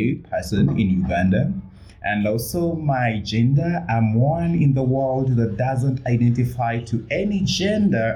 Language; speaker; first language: English; non-native, local second language; Ganda